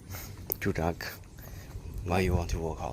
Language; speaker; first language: English; non-native, learner; Chinese